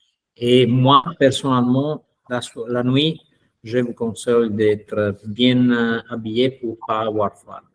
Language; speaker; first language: French; non-native, fluent; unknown